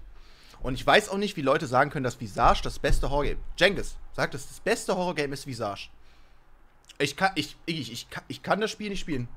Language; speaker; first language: German; native; German